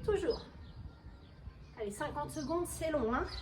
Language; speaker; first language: French; native; French